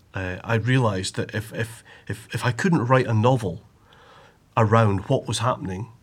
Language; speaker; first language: English; native; English